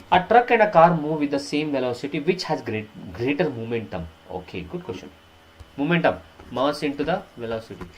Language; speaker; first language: English; non-native, local second language; Kannada